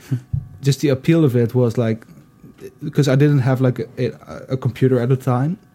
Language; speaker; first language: English; non-native, fluent; Dutch